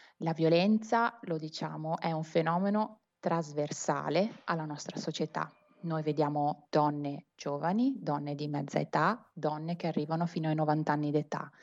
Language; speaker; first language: Italian; native; Italian